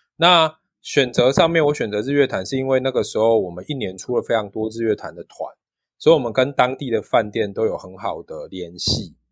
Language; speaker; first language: Chinese; native; Chinese